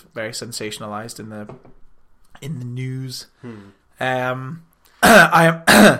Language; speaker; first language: English; native; English